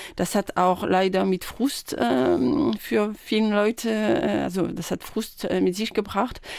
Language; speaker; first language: German; non-native, fluent; French